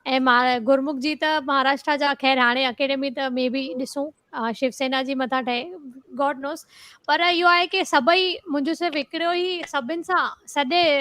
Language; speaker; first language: Sindhi; early bilingual, heritage; Sindhi